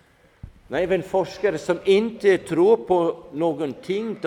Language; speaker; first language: Swedish; non-native, fluent; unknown